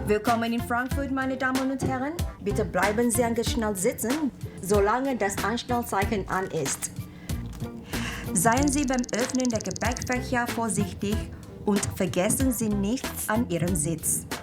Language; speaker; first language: German; non-native, fluent; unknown